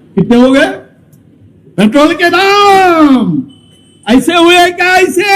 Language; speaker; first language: Hindi; non-native, local second language; Marathi